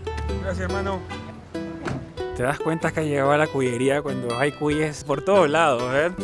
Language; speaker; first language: Spanish; native; Spanish